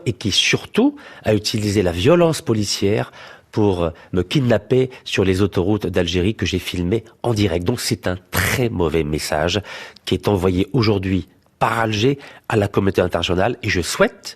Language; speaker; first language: French; native; French